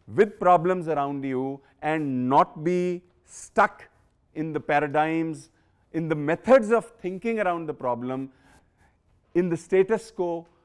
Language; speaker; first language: English; non-native, local second language; Punjabi